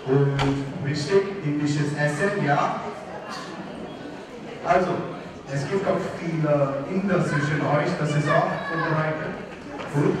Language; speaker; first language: German; non-native, fluent; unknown